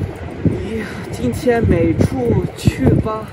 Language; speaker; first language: Chinese; non-native, learner; English